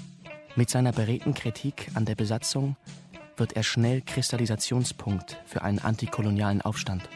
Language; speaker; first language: German; native; German